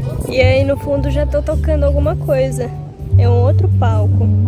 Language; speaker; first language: Portuguese; non-native, fluent; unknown